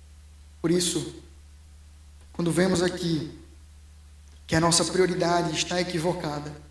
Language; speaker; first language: Portuguese; native; Portuguese